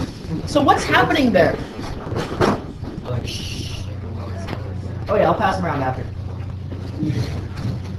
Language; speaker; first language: English; native; English